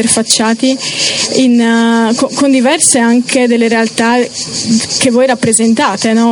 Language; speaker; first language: Italian; early bilingual, other home language; Romanian